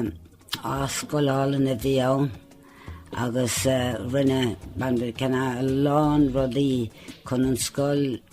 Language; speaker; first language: Irish; non-native, local second language; English